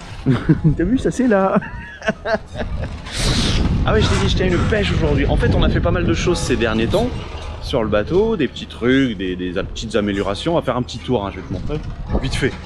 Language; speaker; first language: French; native; French